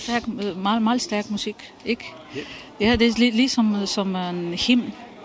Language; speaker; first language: Danish; non-native, fluent; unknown